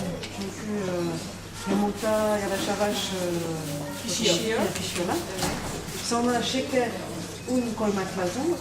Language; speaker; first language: Turkish; non-native, learner; French